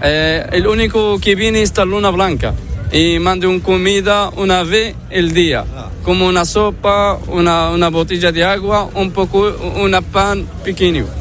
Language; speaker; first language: Spanish; non-native, learner; Arabic